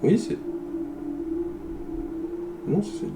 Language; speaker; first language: French; native; French